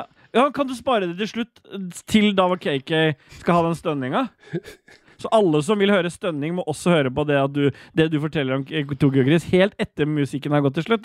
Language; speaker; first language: Norwegian; native; Norwegian